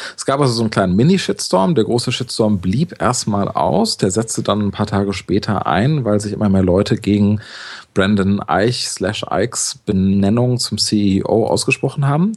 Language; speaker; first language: German; native; German